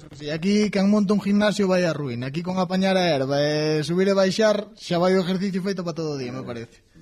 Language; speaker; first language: Galician; native; Galician